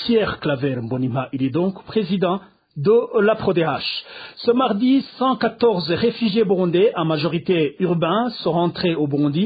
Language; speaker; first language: French; non-native, local second language; Rundi